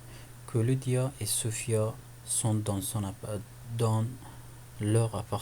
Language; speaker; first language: French; non-native, fluent; Persian